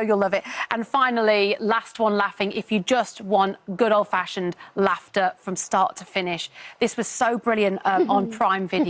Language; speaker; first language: English; native; English